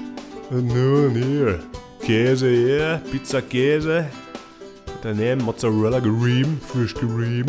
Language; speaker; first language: German; native; German